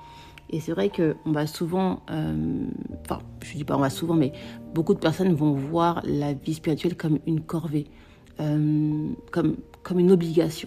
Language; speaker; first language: French; native; French